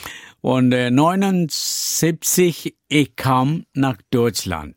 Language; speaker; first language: German; non-native, learner; Tamil